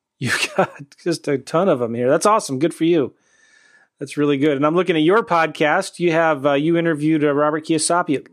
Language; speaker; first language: English; native; English